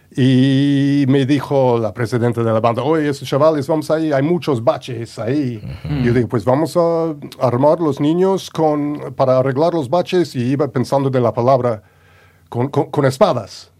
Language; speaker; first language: Spanish; non-native, fluent; English